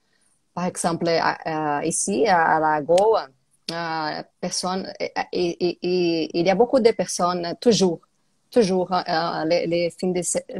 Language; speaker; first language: French; non-native, learner; Portuguese